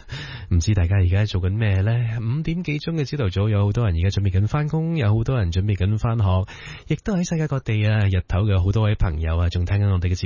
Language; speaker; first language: Cantonese; native; Cantonese